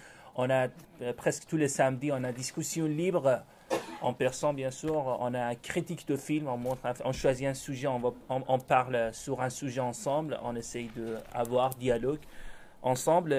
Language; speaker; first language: French; non-native, learner; Persian